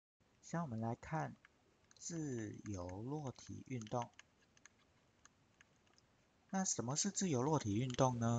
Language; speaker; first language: Chinese; native; Chinese